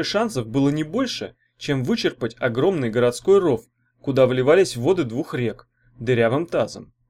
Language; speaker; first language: Russian; native; Russian